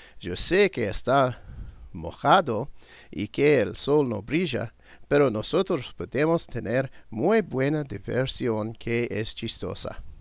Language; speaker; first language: Spanish; non-native, learner; English